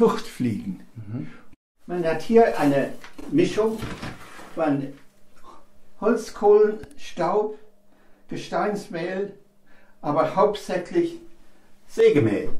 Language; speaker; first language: German; non-native, fluent; English